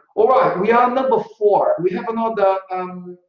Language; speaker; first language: English; non-native, fluent; Portuguese